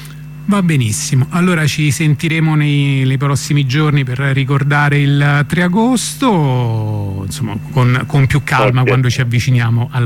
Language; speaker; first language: Italian; native; Italian